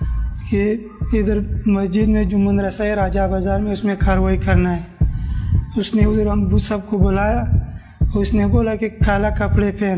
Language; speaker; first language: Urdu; non-native, local second language; Pashto